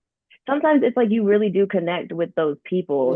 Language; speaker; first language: English; native; English